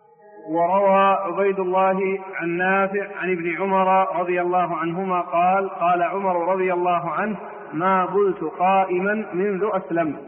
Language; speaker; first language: Arabic; native; Arabic